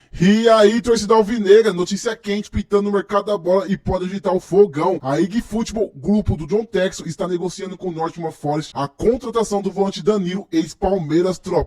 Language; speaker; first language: Portuguese; native; Portuguese